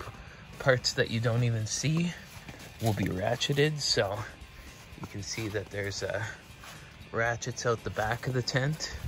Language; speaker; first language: English; native; English